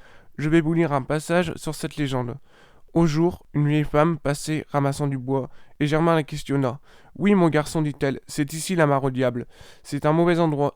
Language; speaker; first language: French; native; French